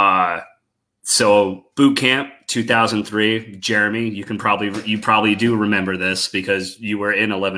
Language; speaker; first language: English; native; English